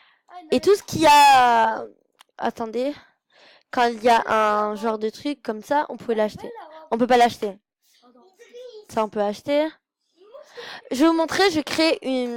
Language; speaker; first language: French; native; French